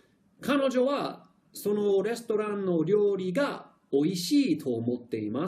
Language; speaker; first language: Japanese; non-native, fluent; English